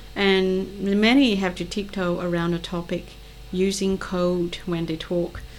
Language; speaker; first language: English; non-native, local second language; Cantonese